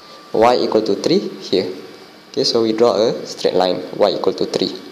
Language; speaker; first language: English; non-native, local second language; Malay